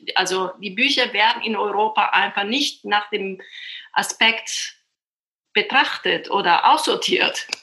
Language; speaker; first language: German; non-native, fluent; Italian